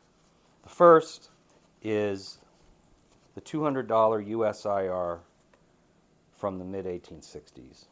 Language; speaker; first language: English; native; English